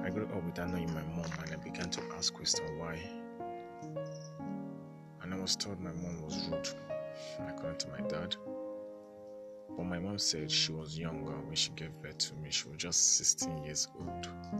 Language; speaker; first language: English; non-native, local second language; Igbo